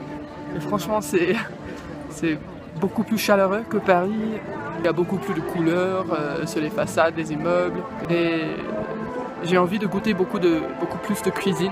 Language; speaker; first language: French; non-native, fluent; English